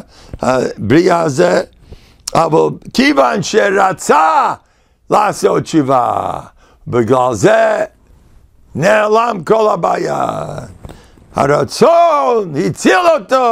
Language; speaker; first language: Hebrew; non-native, fluent; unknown